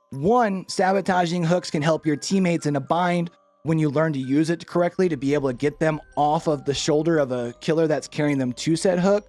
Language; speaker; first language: English; native; English